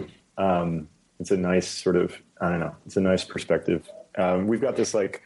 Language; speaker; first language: English; native; English